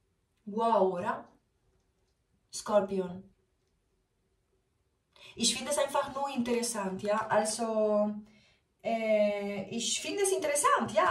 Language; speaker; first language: German; non-native, fluent; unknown